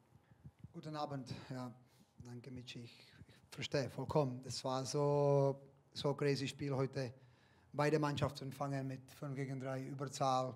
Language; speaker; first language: German; non-native, fluent; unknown